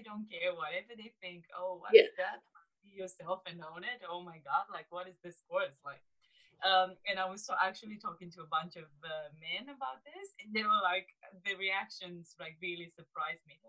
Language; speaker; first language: English; non-native, fluent; Romanian